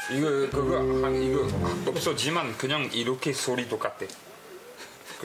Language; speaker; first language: Korean; non-native, learner; French